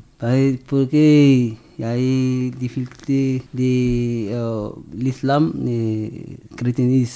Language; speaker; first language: Spanish; non-native, learner; French